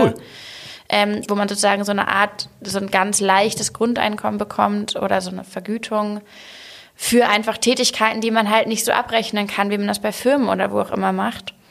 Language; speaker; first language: German; native; German